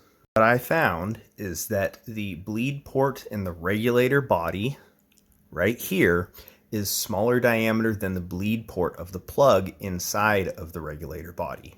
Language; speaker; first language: English; native; English